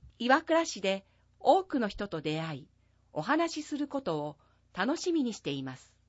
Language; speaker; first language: Japanese; non-native, fluent; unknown